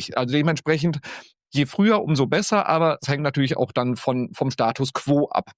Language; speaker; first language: German; native; German